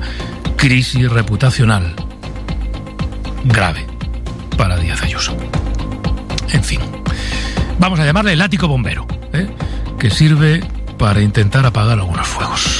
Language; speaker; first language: Spanish; native; Spanish